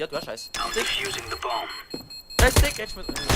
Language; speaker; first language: German; native; German